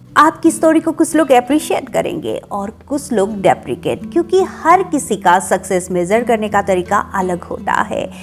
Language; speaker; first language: Hindi; non-native, local second language; Assamese